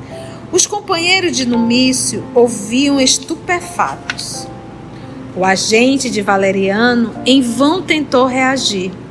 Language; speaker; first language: Portuguese; native; Portuguese